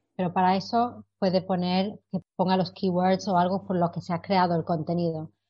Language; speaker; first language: Spanish; non-native, fluent; English